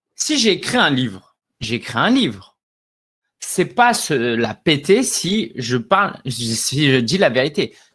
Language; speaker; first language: French; native; French